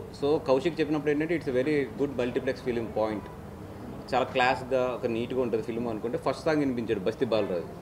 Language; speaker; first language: Telugu; native; Telugu